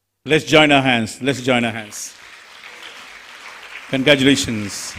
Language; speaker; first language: English; non-native, local second language; Tamil